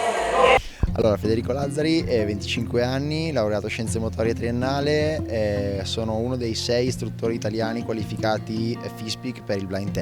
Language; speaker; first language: Italian; native; Italian